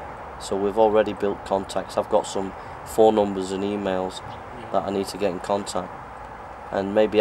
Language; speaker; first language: English; native; English